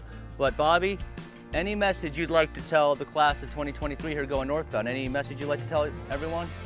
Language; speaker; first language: English; native; English